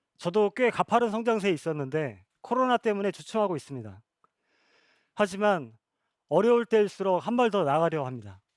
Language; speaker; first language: Korean; native; Korean